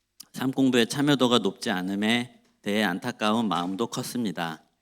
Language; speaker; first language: Korean; native; Korean